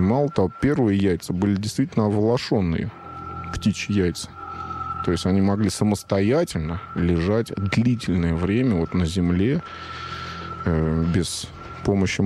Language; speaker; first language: Russian; native; Russian